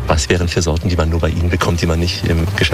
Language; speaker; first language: German; native; German